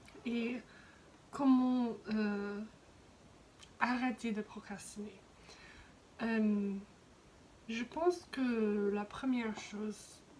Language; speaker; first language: French; non-native, fluent; English